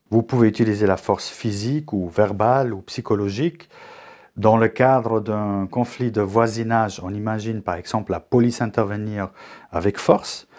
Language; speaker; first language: French; native; French